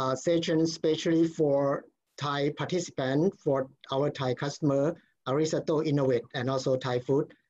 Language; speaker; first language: English; non-native, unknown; Thai